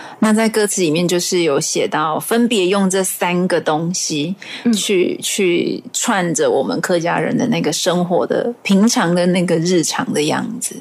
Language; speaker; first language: Chinese; non-native, local second language; Hakka Chinese